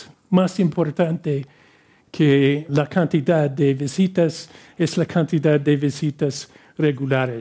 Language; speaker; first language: Spanish; non-native, fluent; English